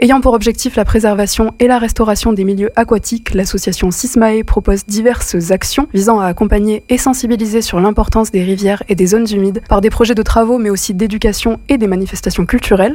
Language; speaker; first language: French; native; French